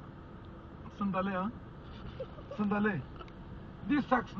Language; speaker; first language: Filipino; non-native, learner; Pashto